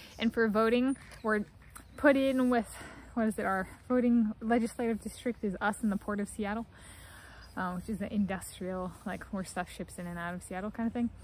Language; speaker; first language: English; native; English